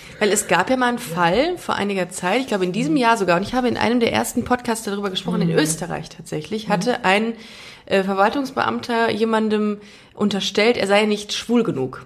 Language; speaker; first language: German; native; German